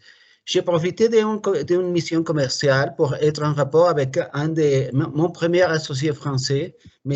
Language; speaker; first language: French; non-native, fluent; Spanish